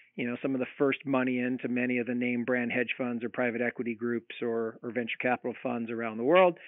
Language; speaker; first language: English; native; English